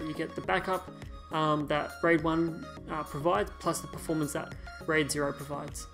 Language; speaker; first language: English; native; English